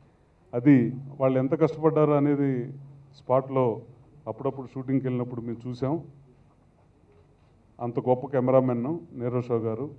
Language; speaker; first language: Telugu; native; Telugu